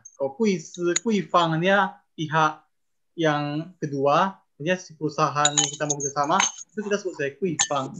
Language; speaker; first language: Indonesian; non-native, local second language; Chinese